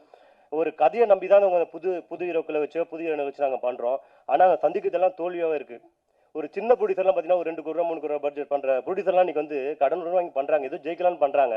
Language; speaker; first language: Tamil; native; Tamil